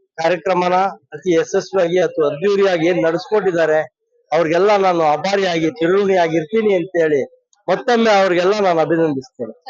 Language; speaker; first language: Kannada; native; Kannada